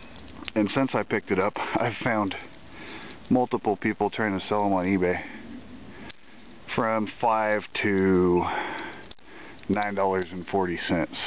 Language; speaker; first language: English; native; English